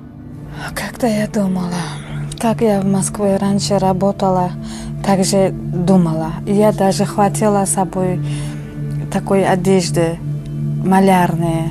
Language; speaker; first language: Russian; non-native, learner; Uzbek